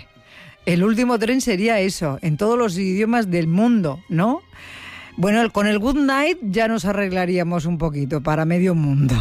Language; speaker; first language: Spanish; native; Spanish